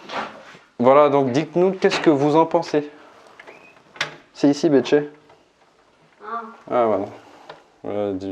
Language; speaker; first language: French; native; French